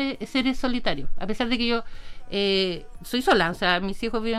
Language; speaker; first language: Spanish; native; Spanish